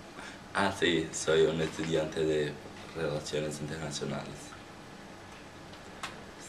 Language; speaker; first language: Spanish; non-native, learner; Portuguese